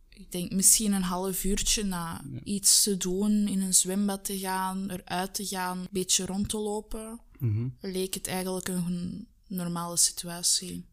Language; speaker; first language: Dutch; native; Dutch